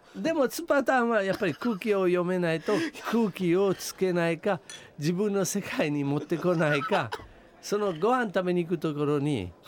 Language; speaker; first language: Japanese; non-native, fluent; Italian